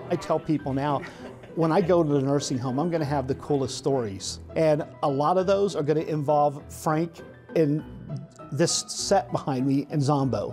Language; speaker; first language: English; native; English